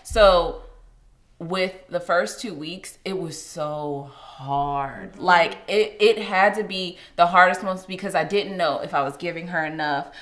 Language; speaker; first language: English; native; English